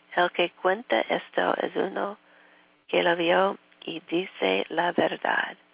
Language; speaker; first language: Spanish; non-native, learner; English